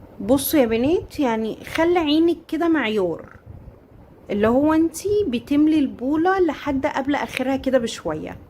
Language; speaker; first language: Arabic; native; Arabic